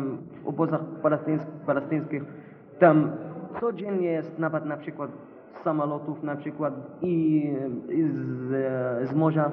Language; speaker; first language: Polish; non-native, learner; Arabic